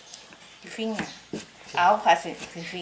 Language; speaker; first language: German; non-native, learner; Thai